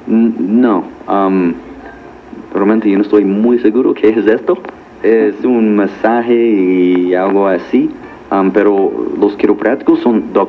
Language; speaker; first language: Spanish; non-native, learner; English